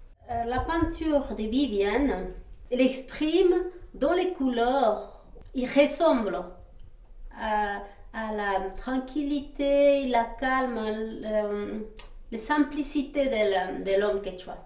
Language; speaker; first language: French; non-native, fluent; Quechua